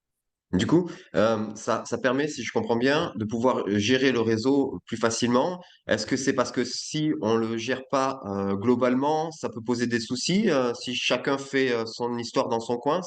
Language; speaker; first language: French; native; French